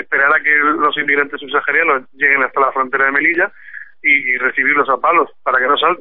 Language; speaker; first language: Spanish; native; Spanish